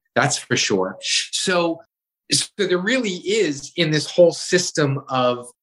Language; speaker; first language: English; native; English